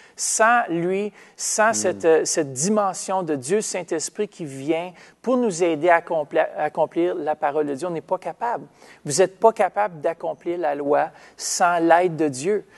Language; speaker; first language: French; native; French